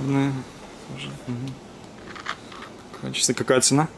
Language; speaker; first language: Russian; native; Russian